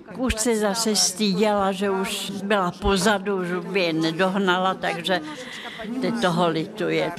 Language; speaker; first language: Czech; non-native, fluent; Russian